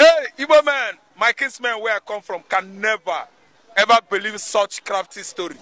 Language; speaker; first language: English; non-native, local second language; Igbo